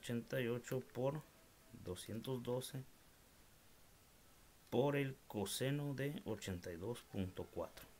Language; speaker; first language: Spanish; native; Spanish